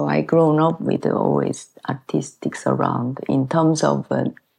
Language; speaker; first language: English; non-native, learner; Korean